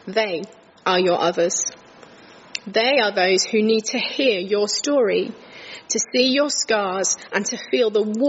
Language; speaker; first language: English; native; English